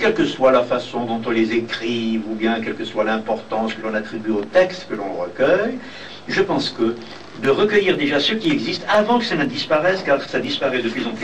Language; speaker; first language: French; non-native, local second language; Kabyle